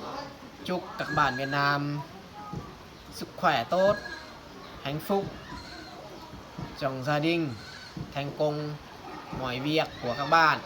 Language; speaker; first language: Vietnamese; non-native, fluent; Lao